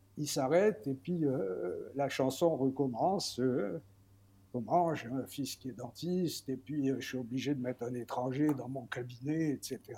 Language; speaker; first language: French; native; French